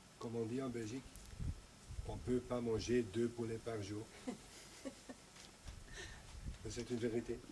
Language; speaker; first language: French; non-native, local second language; Dutch